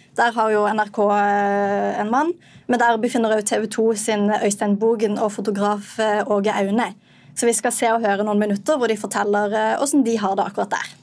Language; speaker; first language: Norwegian; native; Norwegian